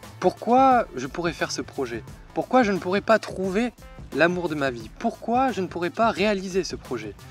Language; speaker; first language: French; native; French